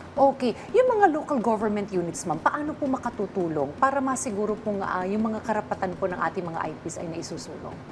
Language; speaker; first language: Filipino; native; Filipino